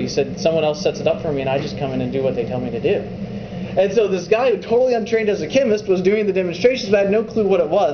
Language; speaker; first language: English; native; English